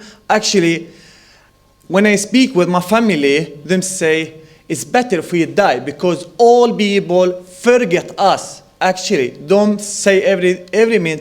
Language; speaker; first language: English; non-native, learner; Arabic